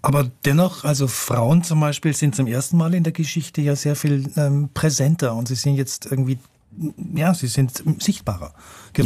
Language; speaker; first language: German; native; German